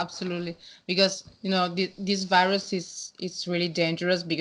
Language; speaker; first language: English; non-native, learner; Italian